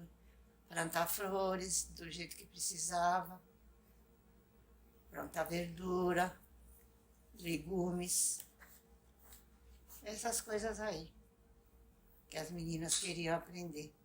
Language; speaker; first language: Portuguese; non-native, local second language; Japanese